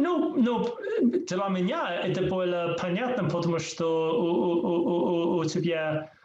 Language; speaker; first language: Russian; non-native, learner; English